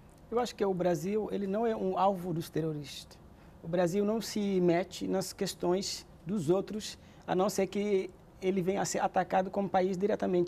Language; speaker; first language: Portuguese; non-native, fluent; Wolof